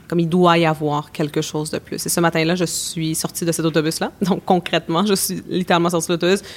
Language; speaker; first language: French; native; French